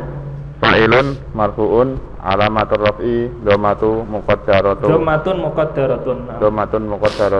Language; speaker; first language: Arabic; non-native, learner; Indonesian